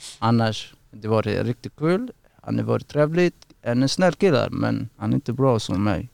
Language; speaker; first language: Swedish; non-native, learner; Persian